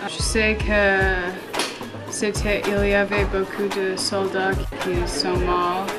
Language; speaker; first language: French; non-native, learner; English